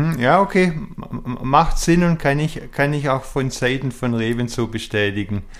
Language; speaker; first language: German; native; German